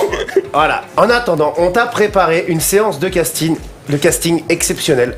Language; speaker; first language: French; native; French